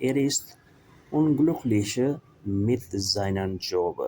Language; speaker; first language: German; non-native, fluent; Urdu